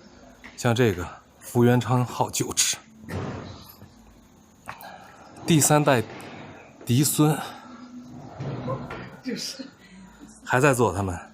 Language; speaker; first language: Chinese; native; Chinese